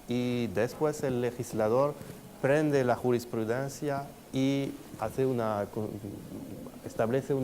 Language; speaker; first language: Spanish; non-native, fluent; French